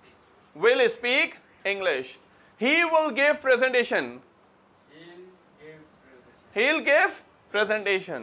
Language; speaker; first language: English; non-native, local second language; Urdu